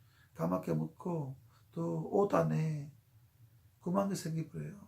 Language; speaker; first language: Korean; non-native, fluent; Urdu